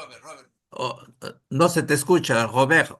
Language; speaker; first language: Spanish; native; Spanish